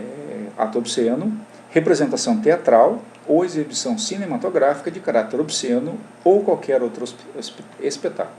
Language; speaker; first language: Portuguese; native; Portuguese